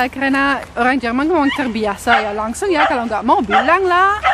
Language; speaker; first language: Indonesian; non-native, fluent; German